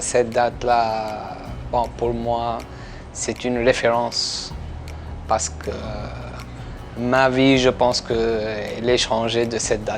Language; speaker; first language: French; non-native, local second language; Arabic